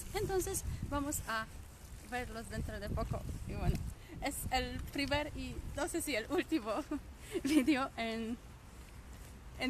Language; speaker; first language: Spanish; non-native, fluent; Polish